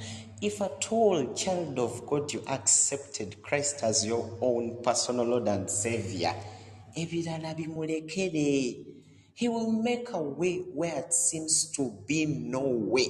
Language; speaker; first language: English; non-native, local second language; Ganda